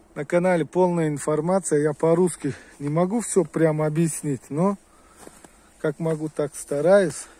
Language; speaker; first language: Russian; non-native, local second language; Uzbek